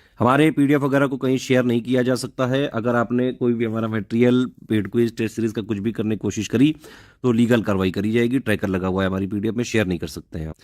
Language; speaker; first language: Hindi; native; Hindi